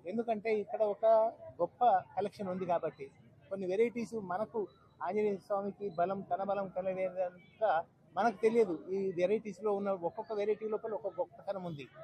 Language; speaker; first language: Telugu; native; Telugu